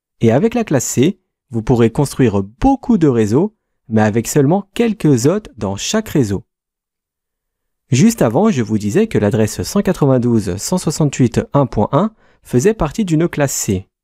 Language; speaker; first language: French; native; French